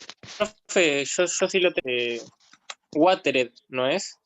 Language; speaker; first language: Spanish; native; Spanish